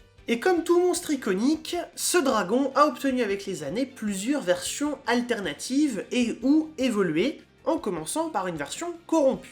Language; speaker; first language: French; native; French